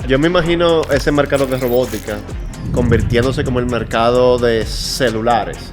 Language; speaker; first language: Spanish; native; Spanish